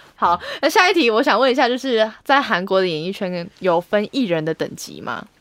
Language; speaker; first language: Chinese; native; Chinese